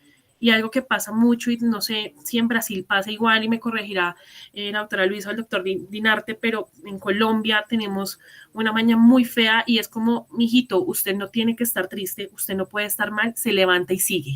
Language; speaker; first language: Spanish; native; Spanish